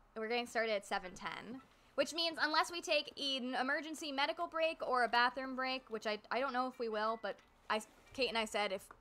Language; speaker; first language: English; native; English